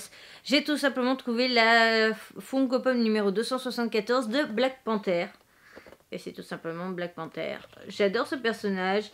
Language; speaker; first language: French; native; French